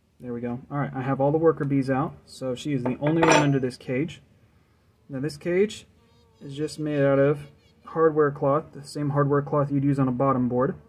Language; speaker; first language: English; native; English